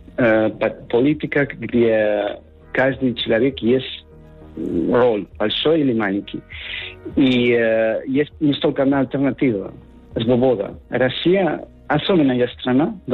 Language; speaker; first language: Russian; non-native, learner; Spanish